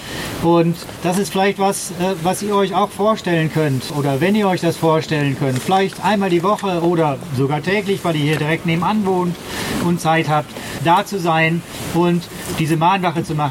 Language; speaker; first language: German; native; German